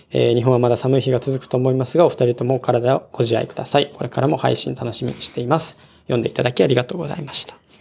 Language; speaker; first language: Japanese; native; Japanese